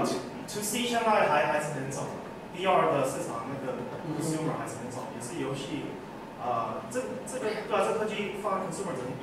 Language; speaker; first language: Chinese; early bilingual, heritage; English